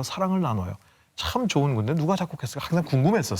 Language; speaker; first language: Korean; native; Korean